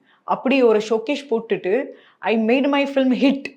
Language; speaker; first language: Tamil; non-native, learner; Marathi